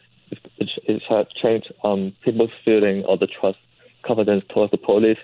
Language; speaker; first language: English; non-native, local second language; Cantonese